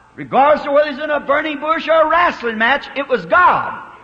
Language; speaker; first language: English; native; English